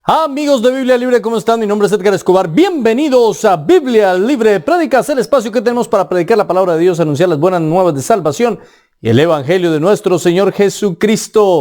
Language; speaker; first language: Spanish; native; Spanish